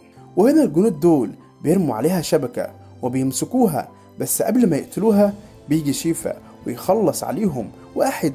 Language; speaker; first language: Arabic; native; Arabic